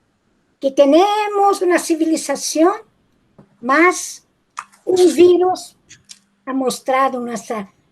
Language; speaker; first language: Spanish; non-native, fluent; Portuguese